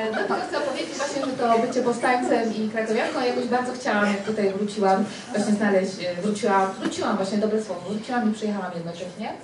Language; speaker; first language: Polish; early bilingual, heritage; Spanish